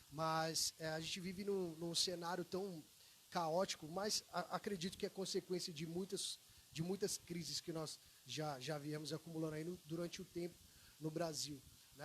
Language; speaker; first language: Portuguese; native; Portuguese